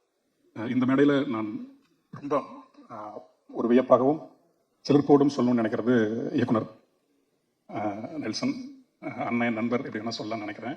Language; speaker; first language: Tamil; native; Tamil